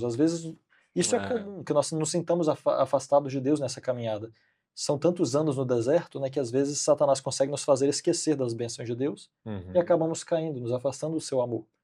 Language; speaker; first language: Portuguese; native; Portuguese